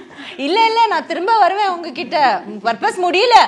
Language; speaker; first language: Tamil; native; Tamil